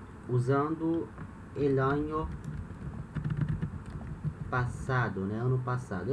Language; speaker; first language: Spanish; non-native, fluent; Portuguese